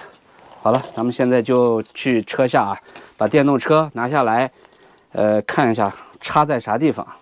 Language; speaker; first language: Chinese; native; Chinese